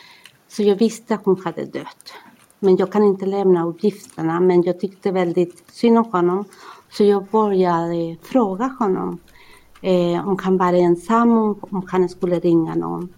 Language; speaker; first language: Swedish; non-native, fluent; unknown